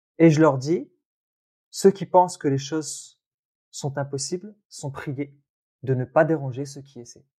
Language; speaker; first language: French; early bilingual, other home language; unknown